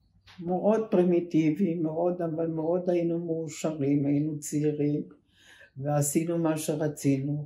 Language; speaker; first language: Hebrew; early bilingual, other home language; German